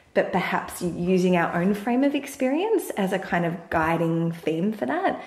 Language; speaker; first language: English; native; English